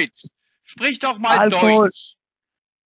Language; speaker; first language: German; native; German